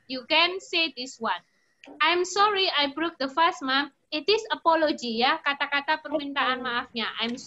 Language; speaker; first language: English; non-native, fluent; Indonesian